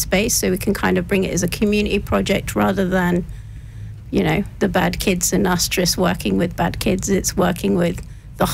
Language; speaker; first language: English; native; English